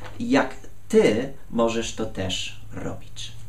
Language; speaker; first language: Polish; non-native, fluent; English